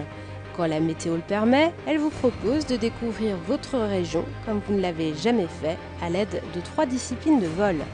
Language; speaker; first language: French; native; French